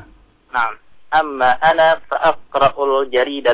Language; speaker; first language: Arabic; non-native, learner; Indonesian